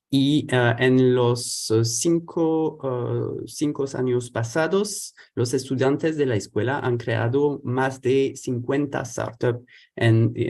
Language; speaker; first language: Spanish; non-native, fluent; French